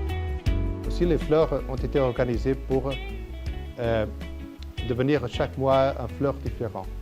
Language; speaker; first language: French; non-native, fluent; Portuguese